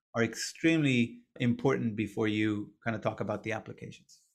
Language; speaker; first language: English; non-native, fluent; Hebrew